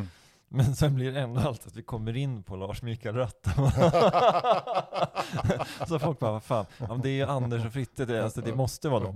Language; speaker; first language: Swedish; native; Swedish